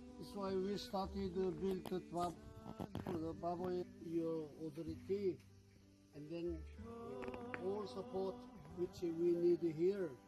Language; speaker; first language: English; non-native, learner; Korean